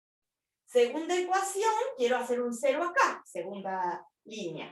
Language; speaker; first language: Spanish; native; Spanish